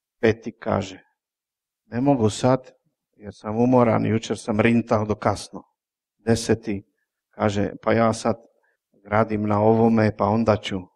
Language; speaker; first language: Croatian; non-native, fluent; Czech